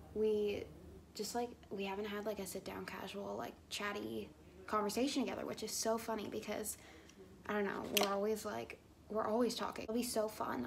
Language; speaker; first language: English; native; English